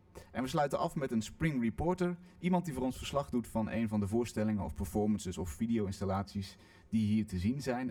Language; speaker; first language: Dutch; native; Dutch